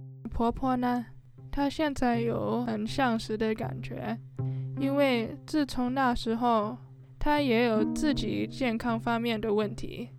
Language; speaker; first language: Chinese; early bilingual, heritage; Chinese